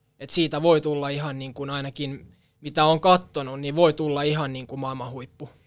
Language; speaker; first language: Finnish; non-native, local second language; Swedish